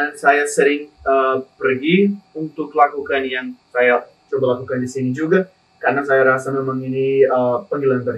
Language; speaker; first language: Indonesian; non-native, learner; Spanish